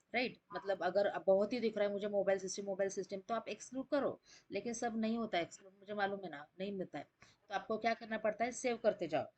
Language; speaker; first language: Hindi; non-native, local second language; Marathi